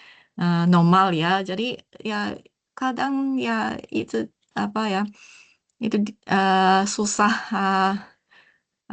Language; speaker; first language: Indonesian; non-native, learner; Japanese